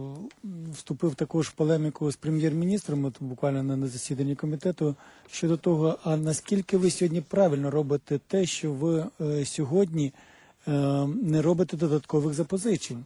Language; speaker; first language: Ukrainian; native; Ukrainian